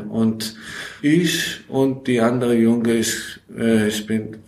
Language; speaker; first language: German; non-native, fluent; Persian